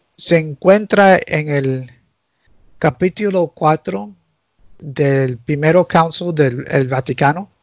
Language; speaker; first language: Spanish; early bilingual, heritage; Spanish